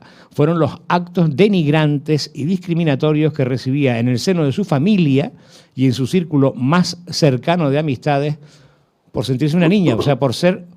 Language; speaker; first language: Spanish; native; Spanish